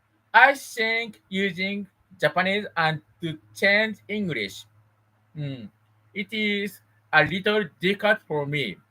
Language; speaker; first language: English; non-native, learner; Japanese